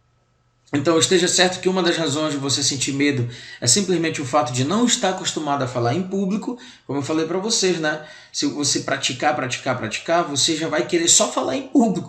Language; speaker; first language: Portuguese; native; Portuguese